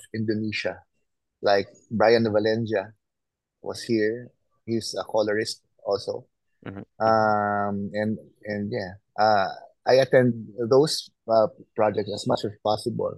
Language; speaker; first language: English; non-native, local second language; Filipino